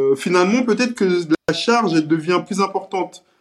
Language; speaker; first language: French; early bilingual, other home language; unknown